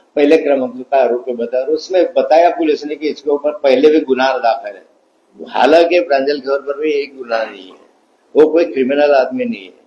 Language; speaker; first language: Hindi; non-native, local second language; Marathi